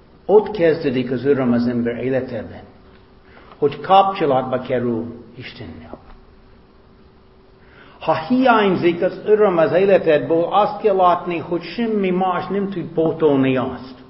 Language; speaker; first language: Hungarian; non-native, fluent; English